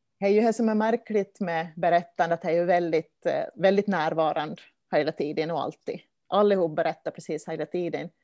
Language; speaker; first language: Swedish; native; Swedish